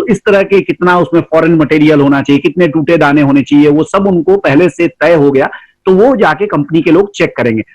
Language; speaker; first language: Hindi; native; Hindi